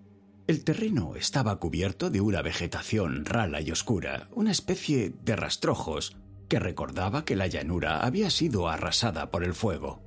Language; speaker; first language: Spanish; native; Spanish